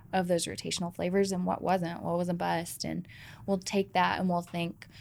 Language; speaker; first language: English; native; English